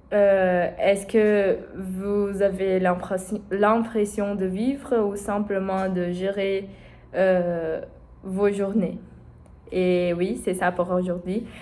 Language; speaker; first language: French; non-native, learner; Portuguese